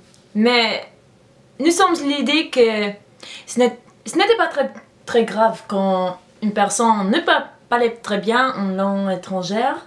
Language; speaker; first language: French; non-native, learner; English